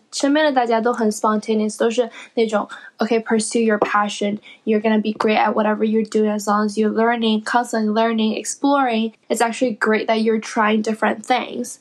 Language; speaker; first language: English; non-native, fluent; Chinese